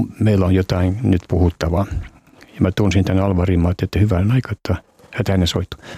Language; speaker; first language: Finnish; native; Finnish